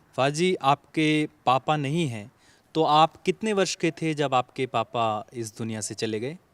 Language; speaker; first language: Hindi; native; Hindi